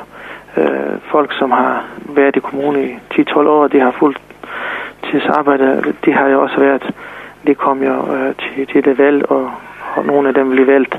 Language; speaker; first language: Danish; non-native, fluent; Serbian